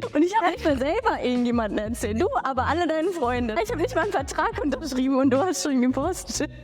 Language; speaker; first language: German; early bilingual, other home language; Bangla